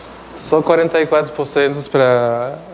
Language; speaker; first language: Portuguese; non-native, fluent; French